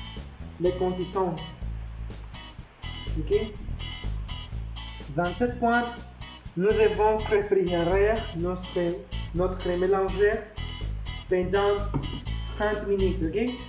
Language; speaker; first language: French; non-native, learner; Spanish